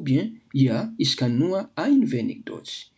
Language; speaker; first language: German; non-native, fluent; French